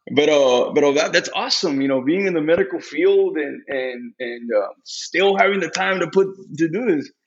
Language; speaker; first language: English; early bilingual, other home language; Spanish